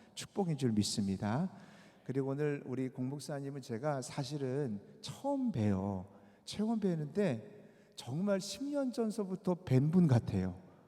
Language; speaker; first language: Korean; native; Korean